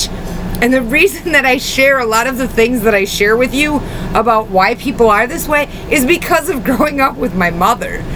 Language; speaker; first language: English; native; English